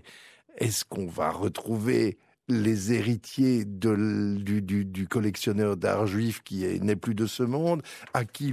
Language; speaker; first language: French; native; French